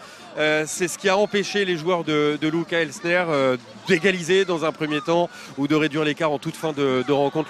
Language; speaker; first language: French; native; French